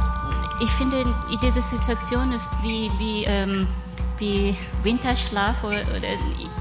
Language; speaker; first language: German; non-native, learner; Japanese